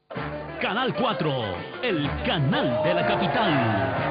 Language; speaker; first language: Spanish; native; Spanish